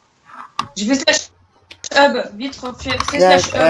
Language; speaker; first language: French; native; French